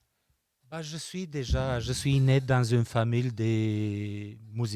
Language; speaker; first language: French; non-native, fluent; Romanian